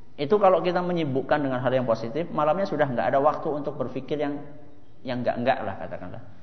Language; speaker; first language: Indonesian; non-native, local second language; Javanese